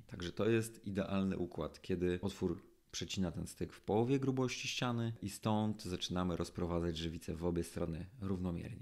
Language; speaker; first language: Polish; native; Polish